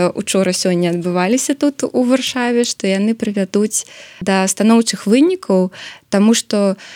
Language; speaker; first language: Belarusian; non-native, local second language; Russian